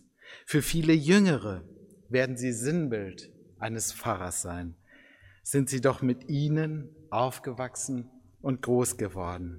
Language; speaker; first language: German; native; German